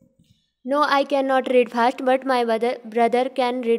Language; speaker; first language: English; non-native, learner; Hindi